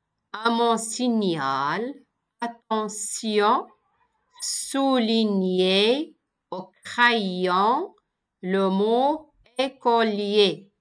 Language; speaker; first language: French; non-native, local second language; Arabic